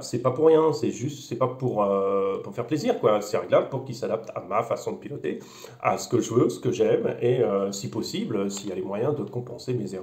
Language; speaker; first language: French; native; French